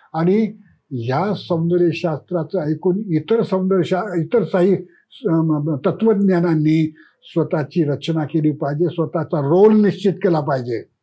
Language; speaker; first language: Marathi; native; Marathi